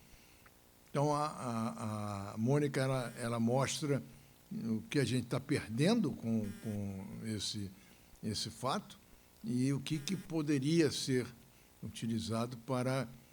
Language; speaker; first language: Portuguese; native; Portuguese